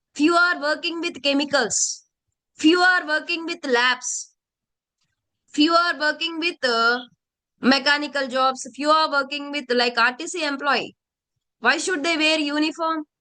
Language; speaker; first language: English; non-native, local second language; Telugu